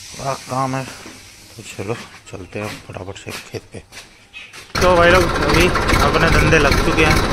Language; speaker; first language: Hindi; non-native, local second language; Gujarati